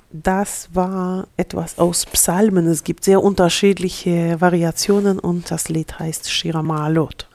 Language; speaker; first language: German; non-native, fluent; Russian